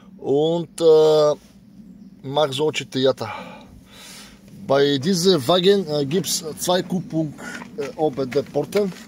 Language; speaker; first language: German; non-native, fluent; Bulgarian